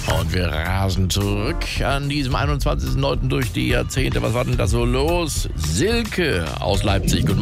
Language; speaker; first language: German; native; German